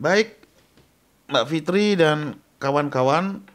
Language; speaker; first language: Indonesian; native; Indonesian